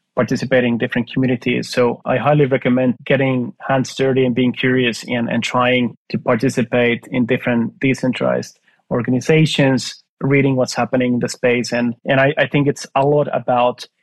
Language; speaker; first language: English; non-native, fluent; Finnish